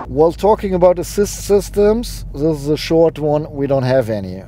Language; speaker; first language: English; non-native, fluent; German